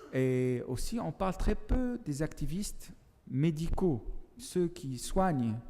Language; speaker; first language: French; non-native, fluent; Arabic